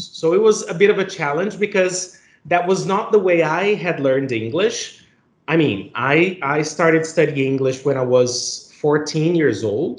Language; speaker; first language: English; non-native, fluent; Portuguese